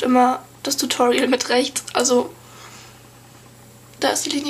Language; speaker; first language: German; native; German